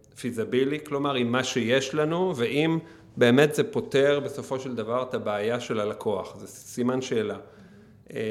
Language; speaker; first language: Hebrew; native; Hebrew